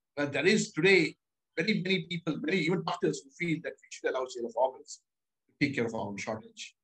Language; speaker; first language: English; non-native, local second language; Hindi